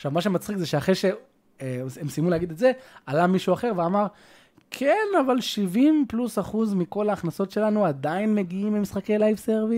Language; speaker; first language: Hebrew; native; Hebrew